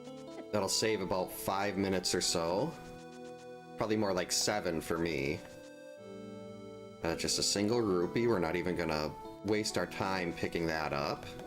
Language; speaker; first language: English; native; English